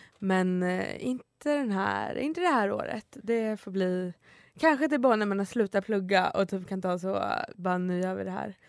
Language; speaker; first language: Swedish; native; Swedish